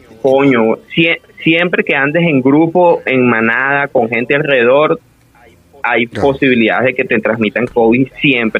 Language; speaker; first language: Spanish; native; Spanish